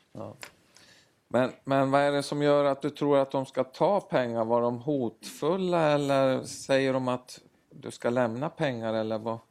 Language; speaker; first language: Swedish; native; Swedish